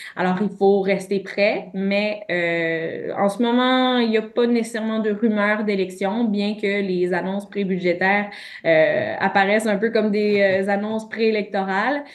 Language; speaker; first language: French; native; French